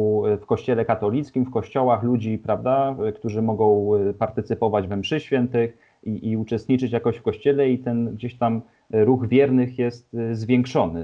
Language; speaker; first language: Polish; native; Polish